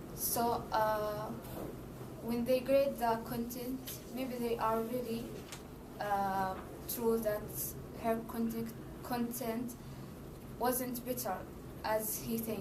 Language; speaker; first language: English; non-native, learner; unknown